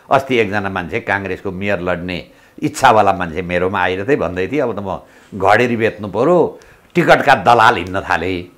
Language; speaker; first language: Nepali; native; Nepali